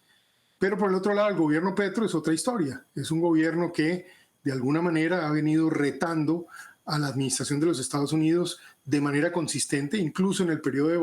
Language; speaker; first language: Spanish; native; Spanish